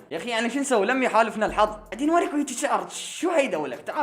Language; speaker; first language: Arabic; native; Arabic